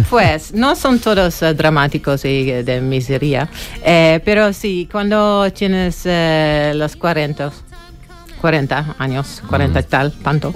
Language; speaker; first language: Spanish; non-native, fluent; Dutch